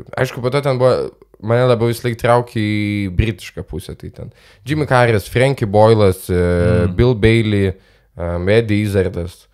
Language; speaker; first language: Lithuanian; non-native, local second language; Russian